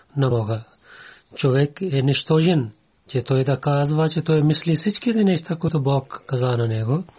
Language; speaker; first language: Bulgarian; non-native, learner; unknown